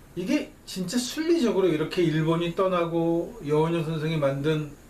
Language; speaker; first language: Korean; native; Korean